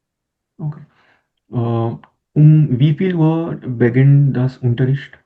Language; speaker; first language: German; non-native, learner; Marathi